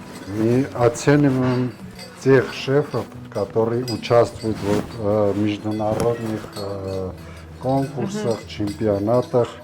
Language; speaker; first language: Russian; non-native, local second language; Armenian